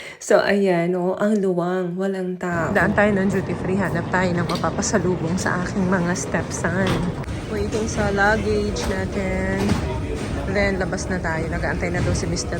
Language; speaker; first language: Filipino; non-native, local second language; Cebuano